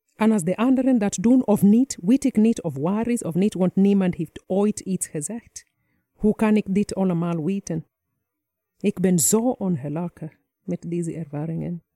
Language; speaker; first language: Dutch; non-native, fluent; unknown